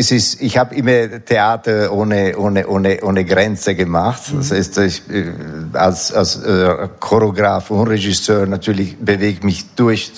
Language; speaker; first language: German; non-native, fluent; Italian